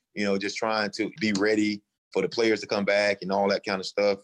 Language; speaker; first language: English; native; English